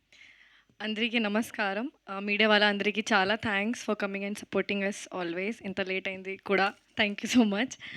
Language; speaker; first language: Telugu; non-native, fluent; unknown